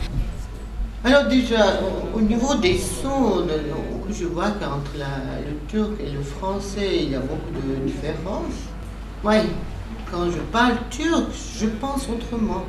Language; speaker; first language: French; non-native, fluent; Turkish